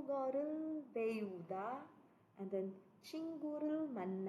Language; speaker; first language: Korean; non-native, fluent; Cebuano